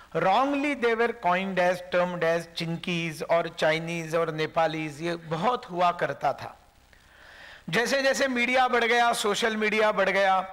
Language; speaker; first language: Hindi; non-native, local second language; Marathi